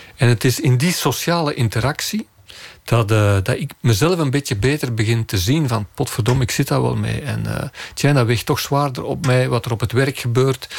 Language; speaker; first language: Dutch; native; Dutch